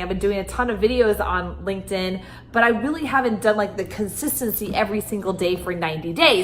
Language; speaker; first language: English; native; English